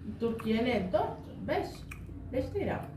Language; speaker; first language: Turkish; non-native, learner; Spanish